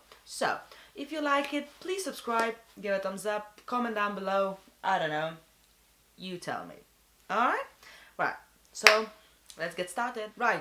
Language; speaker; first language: English; non-native, fluent; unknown